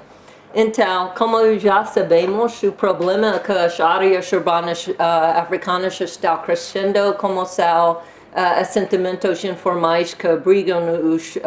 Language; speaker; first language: Portuguese; non-native, learner; English